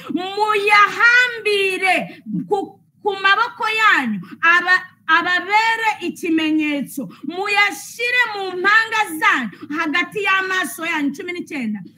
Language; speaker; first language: Kinyarwanda; early bilingual, heritage; Kinyarwanda